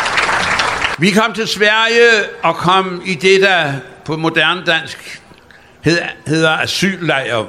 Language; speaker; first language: Danish; native; Danish